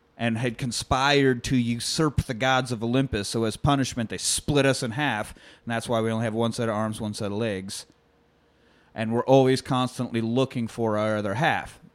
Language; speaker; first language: English; native; English